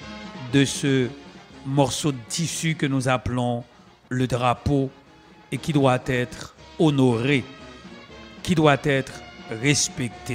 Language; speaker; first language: French; non-native, local second language; Haitian Creole